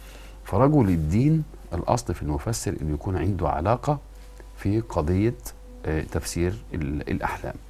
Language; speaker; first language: Arabic; native; Arabic